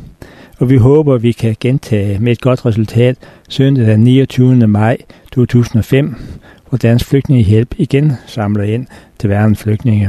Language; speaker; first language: Danish; native; Danish